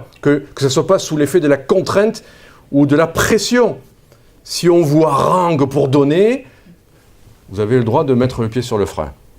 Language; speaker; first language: French; native; French